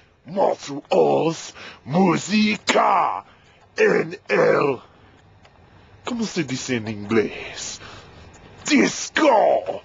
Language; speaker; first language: Spanish; non-native, learner; English